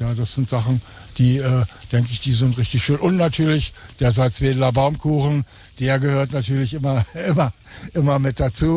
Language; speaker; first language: German; native; German